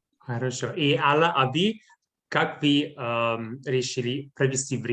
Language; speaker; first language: Russian; non-native, fluent; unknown